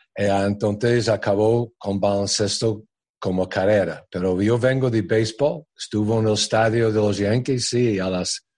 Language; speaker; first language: Spanish; non-native, fluent; English